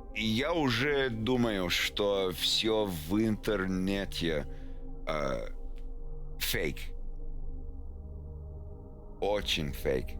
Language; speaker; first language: Russian; non-native, learner; English